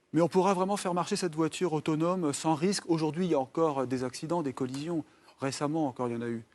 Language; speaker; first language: French; native; French